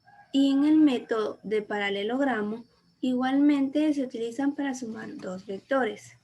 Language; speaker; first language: Spanish; native; Spanish